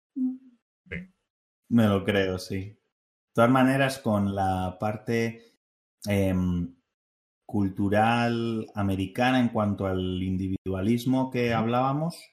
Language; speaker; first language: Spanish; native; Spanish